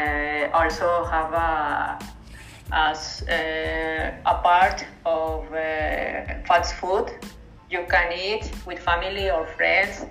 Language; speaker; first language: English; non-native, learner; Spanish